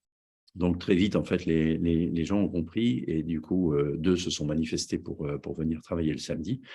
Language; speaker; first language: French; native; French